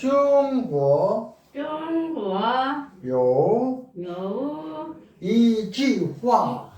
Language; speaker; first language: Chinese; non-native, learner; Korean